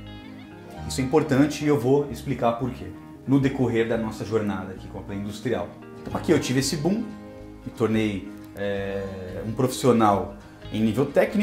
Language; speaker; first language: Portuguese; native; Portuguese